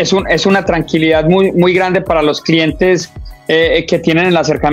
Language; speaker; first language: Spanish; native; Spanish